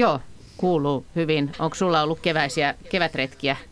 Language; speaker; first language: Finnish; native; Finnish